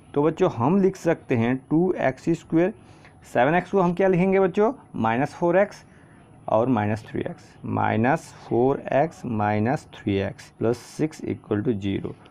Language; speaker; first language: Hindi; non-native, local second language; Assamese